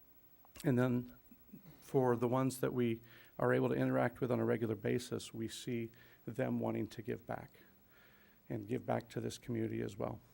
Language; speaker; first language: English; native; English